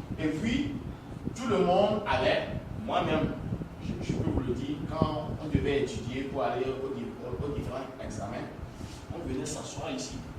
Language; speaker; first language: French; non-native, local second language; Ewe